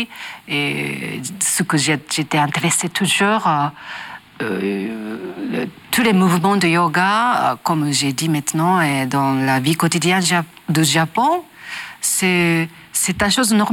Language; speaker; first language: French; non-native, learner; Japanese